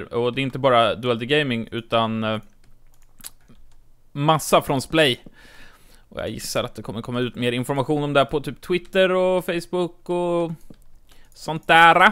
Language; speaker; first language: Swedish; native; Swedish